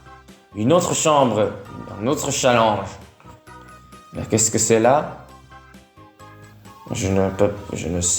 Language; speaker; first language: French; non-native, learner; Vietnamese